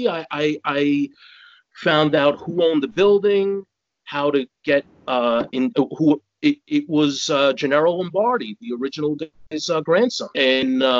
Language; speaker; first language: English; native; English